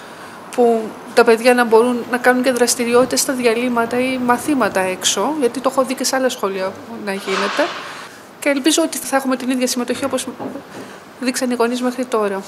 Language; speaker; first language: Greek; native; Greek